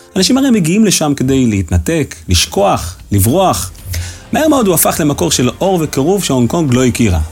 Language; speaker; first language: Hebrew; native; Hebrew